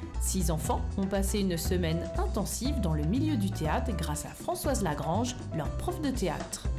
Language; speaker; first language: French; native; French